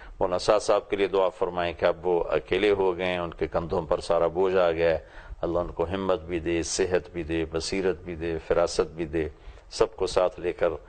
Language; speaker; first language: Urdu; non-native, local second language; Punjabi